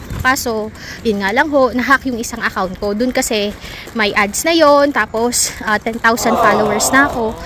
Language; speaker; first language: Filipino; native; Filipino